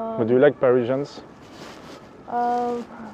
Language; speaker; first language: English; non-native, fluent; French